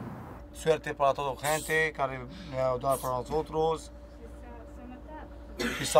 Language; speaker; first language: Spanish; non-native, learner; Romanian